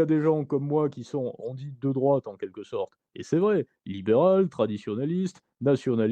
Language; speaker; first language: French; native; French